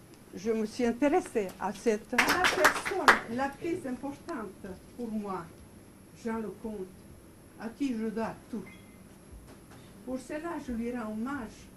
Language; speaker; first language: French; non-native, fluent; Serbian